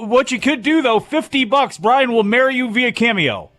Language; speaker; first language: English; native; English